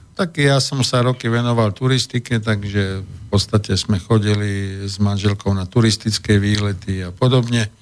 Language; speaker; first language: Slovak; native; Slovak